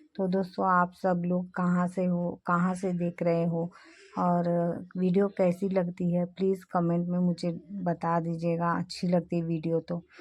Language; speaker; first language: Hindi; non-native, local second language; Marathi